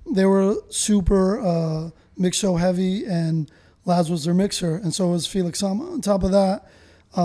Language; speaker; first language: English; native; English